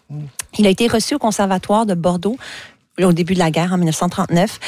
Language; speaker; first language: French; native; French